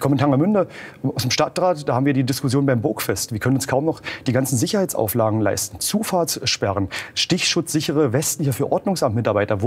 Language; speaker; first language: German; native; German